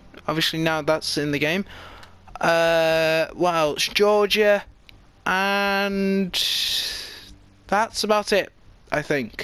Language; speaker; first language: English; native; English